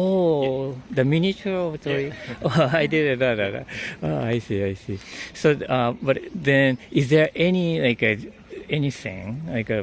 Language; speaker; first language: English; non-native, fluent; Japanese